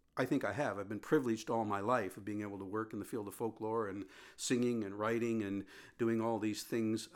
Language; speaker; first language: English; native; English